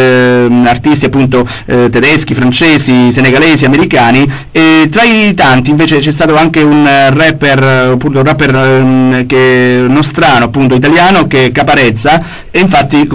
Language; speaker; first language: Italian; native; Italian